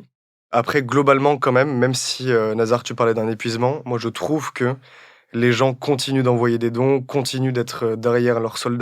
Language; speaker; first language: French; native; French